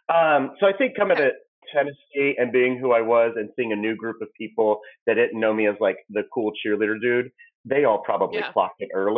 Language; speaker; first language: English; native; English